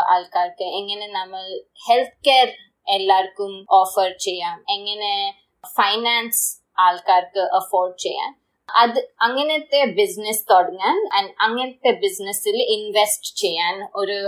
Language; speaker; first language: Malayalam; early bilingual, heritage; Malayalam